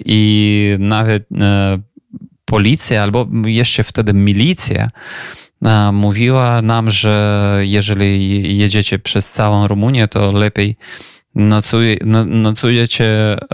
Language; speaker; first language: Polish; non-native, fluent; Ukrainian